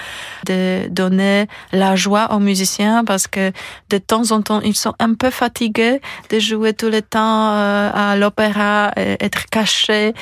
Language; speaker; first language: French; non-native, fluent; Polish